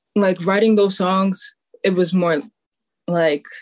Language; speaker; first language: English; native; English